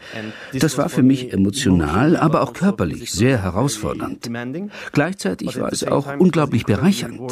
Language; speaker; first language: German; non-native, fluent; Turkish